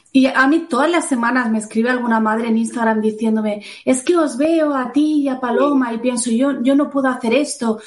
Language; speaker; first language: Spanish; native; Spanish